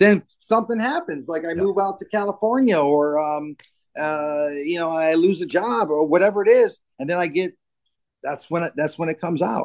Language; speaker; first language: English; native; English